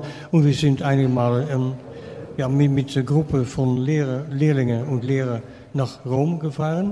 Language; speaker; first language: German; non-native, fluent; Dutch